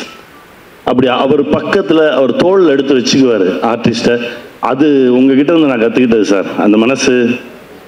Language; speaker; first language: Tamil; native; Tamil